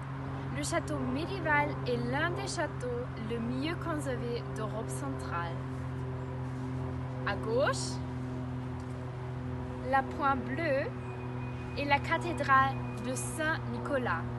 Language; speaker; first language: French; non-native, learner; German